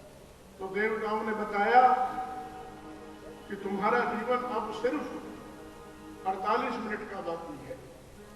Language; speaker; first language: Hindi; native; Hindi